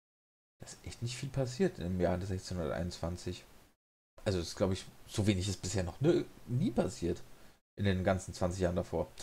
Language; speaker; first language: German; native; German